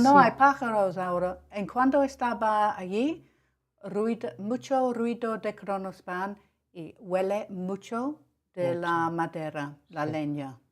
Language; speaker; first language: Spanish; non-native, learner; English